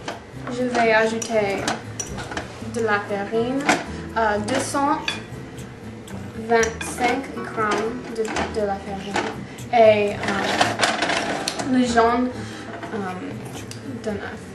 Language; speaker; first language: French; non-native, learner; English